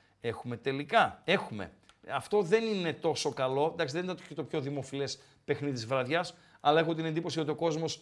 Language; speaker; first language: Greek; native; Greek